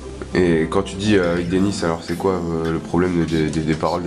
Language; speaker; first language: French; native; French